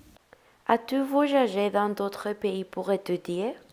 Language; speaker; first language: French; non-native, learner; Spanish